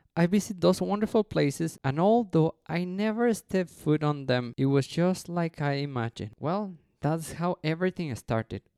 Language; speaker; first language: English; non-native, fluent; Spanish